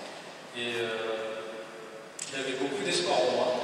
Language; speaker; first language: French; non-native, local second language; Malagasy